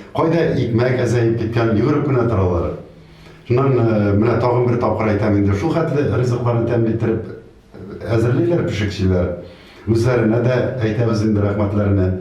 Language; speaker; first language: Tatar; native; Tatar